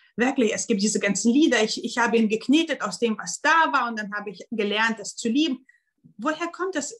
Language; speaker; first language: German; non-native, fluent; Russian